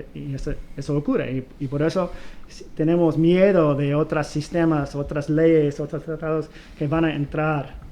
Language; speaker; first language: Spanish; non-native, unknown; English